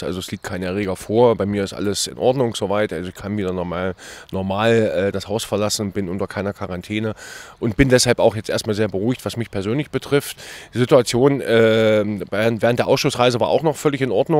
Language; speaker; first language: German; native; German